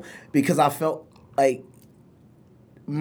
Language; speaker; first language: English; native; English